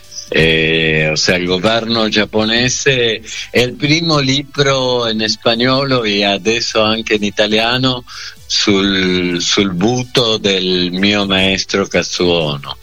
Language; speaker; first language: Italian; non-native, fluent; Spanish